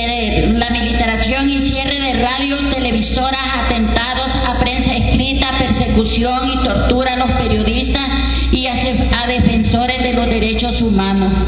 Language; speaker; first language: Spanish; native; Spanish